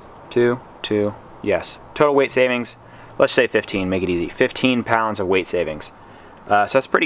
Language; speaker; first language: English; native; English